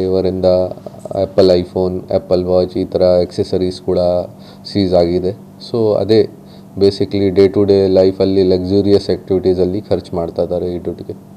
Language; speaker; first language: Kannada; non-native, local second language; Hindi